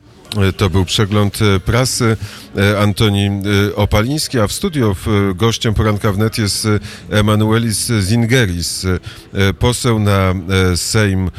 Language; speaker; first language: Polish; native; Polish